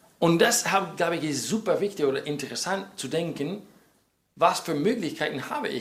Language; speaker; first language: German; non-native, fluent; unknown